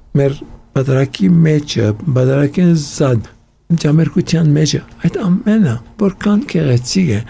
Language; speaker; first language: Armenian; early bilingual, heritage; Armenian